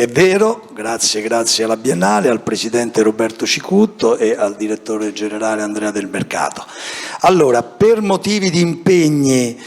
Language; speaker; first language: Italian; native; Italian